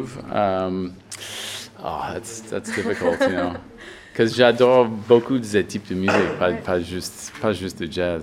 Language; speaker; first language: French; non-native, learner; English